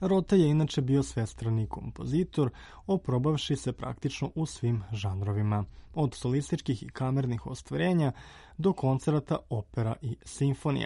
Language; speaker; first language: Croatian; native; Croatian